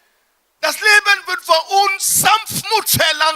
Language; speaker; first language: German; non-native, fluent; French